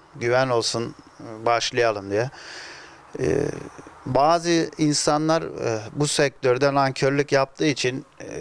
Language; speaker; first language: Turkish; native; Turkish